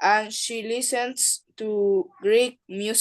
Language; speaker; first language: English; non-native, learner; Spanish